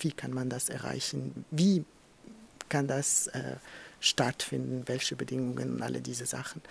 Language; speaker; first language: German; non-native, fluent; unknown